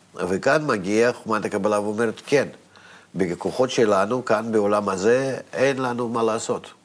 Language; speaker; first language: Hebrew; non-native, fluent; Russian